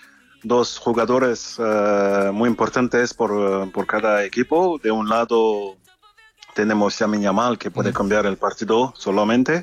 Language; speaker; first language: Spanish; non-native, fluent; French